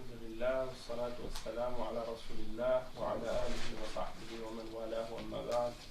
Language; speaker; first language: Arabic; non-native, fluent; French